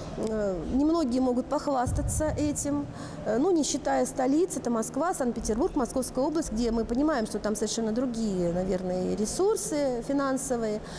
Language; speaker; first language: Russian; native; Russian